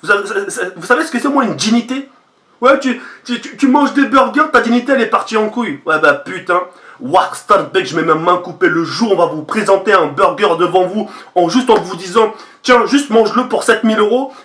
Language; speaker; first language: French; native; French